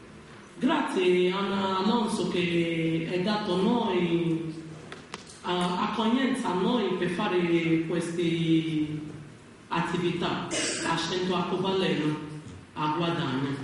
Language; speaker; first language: Italian; non-native, learner; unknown